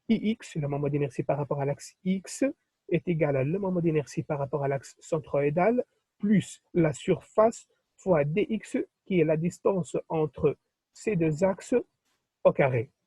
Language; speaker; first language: French; non-native, local second language; Arabic